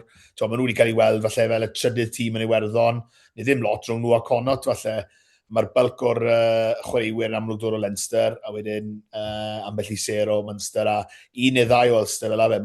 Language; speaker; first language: Welsh; native; Welsh